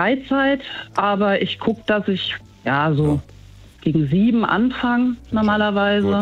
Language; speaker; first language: German; native; German